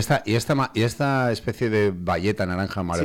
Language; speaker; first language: Spanish; native; Spanish